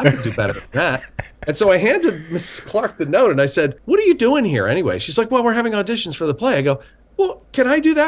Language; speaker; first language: English; native; English